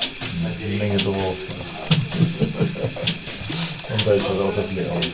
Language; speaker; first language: German; native; German